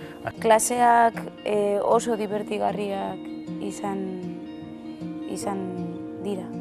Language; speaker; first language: Basque; non-native, local second language; Spanish